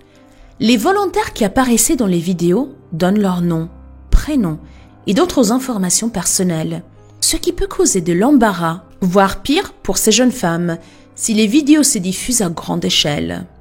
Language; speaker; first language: French; native; French